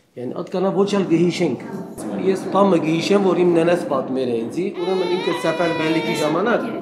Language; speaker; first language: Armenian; early bilingual, heritage; Armenian